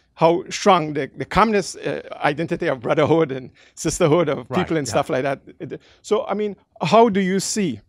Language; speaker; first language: English; early bilingual, other home language; Dutch